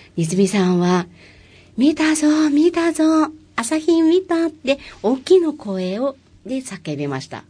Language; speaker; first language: Japanese; non-native, fluent; Mongolian